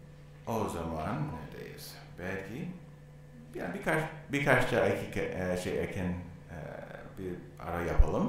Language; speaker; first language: Turkish; non-native, learner; English